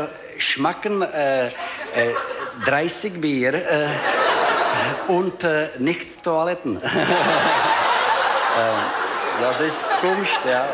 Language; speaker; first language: German; non-native, learner; Czech